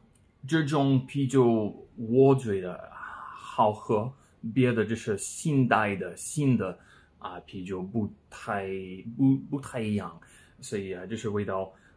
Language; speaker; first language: Chinese; non-native, learner; English